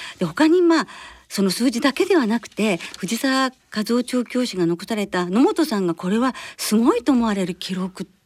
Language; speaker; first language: Japanese; native; Japanese